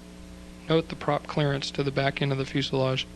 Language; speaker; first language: English; native; English